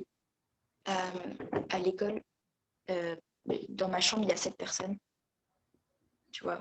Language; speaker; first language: French; native; French